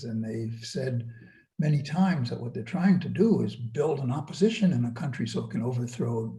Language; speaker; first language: English; native; English